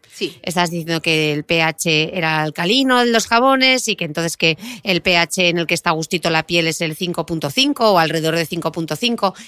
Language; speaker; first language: Spanish; native; Spanish